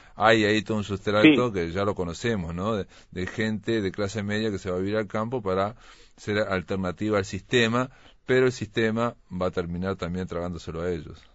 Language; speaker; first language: Spanish; native; Spanish